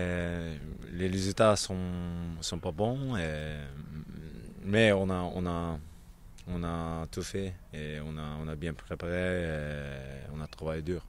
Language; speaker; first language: French; non-native, learner; Japanese